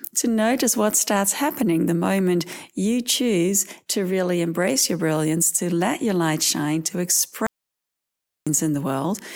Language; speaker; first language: English; early bilingual, other home language; Dutch